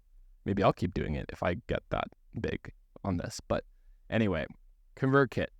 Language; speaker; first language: English; native; English